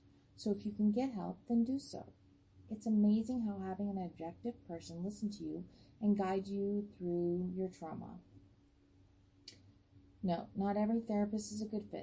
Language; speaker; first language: English; native; English